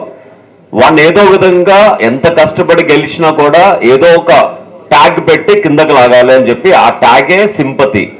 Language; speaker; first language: Telugu; native; Telugu